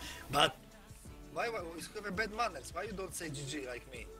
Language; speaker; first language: English; non-native, learner; Polish